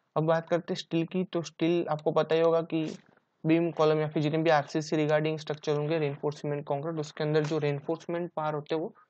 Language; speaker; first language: Hindi; non-native, local second language; Gujarati